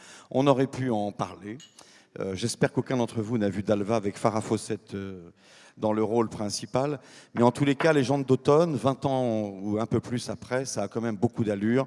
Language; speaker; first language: French; native; French